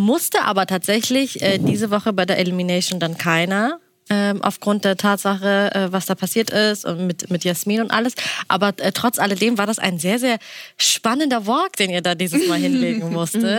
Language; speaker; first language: German; native; German